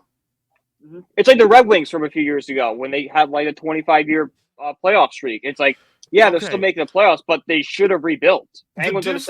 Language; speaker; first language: English; native; English